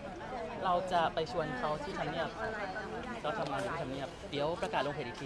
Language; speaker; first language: Thai; native; Thai